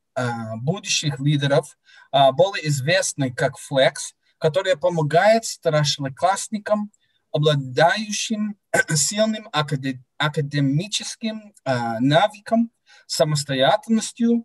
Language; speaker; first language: Russian; non-native, fluent; English